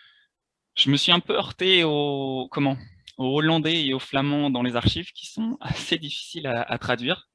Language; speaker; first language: French; native; French